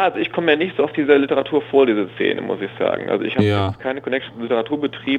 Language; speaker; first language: German; native; German